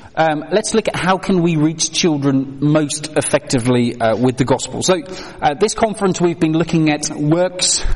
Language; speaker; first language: English; non-native, fluent; Dutch